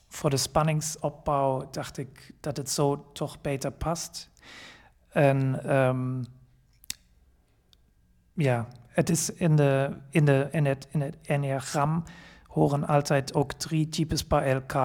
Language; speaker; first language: Dutch; non-native, fluent; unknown